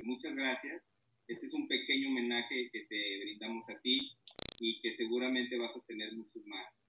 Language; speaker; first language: Spanish; native; Spanish